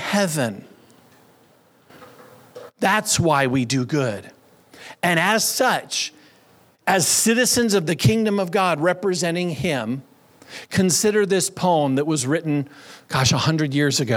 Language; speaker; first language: English; native; English